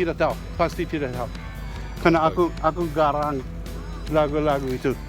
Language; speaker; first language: Indonesian; non-native, learner; English